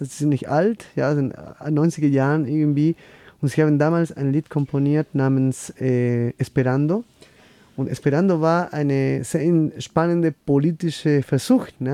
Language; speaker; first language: German; non-native, fluent; Spanish